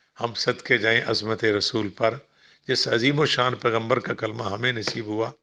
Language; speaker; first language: Urdu; non-native, local second language; Punjabi